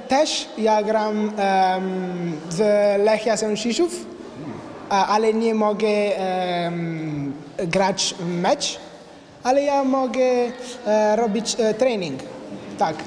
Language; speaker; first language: Polish; non-native, learner; Italian